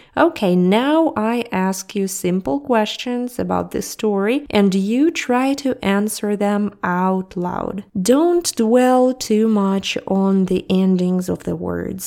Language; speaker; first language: English; non-native, fluent; Russian